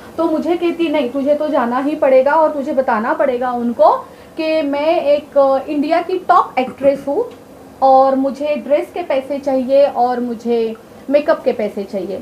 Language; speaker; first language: Hindi; non-native, local second language; Marathi